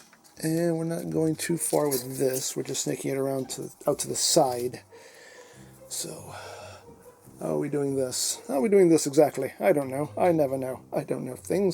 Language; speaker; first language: English; native; English